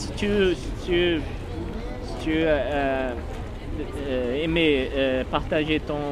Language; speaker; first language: French; non-native, learner; Portuguese